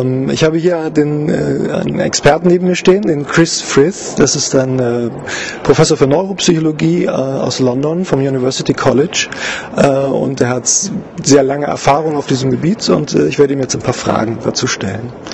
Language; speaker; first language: German; native; German